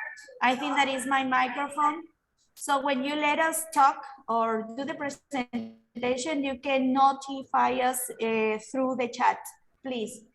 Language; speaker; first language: English; non-native, fluent; Spanish